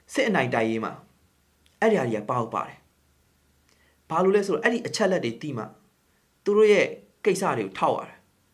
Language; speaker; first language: Burmese; native; Burmese